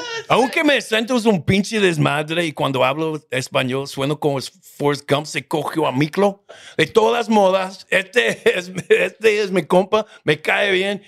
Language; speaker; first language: Spanish; non-native, fluent; English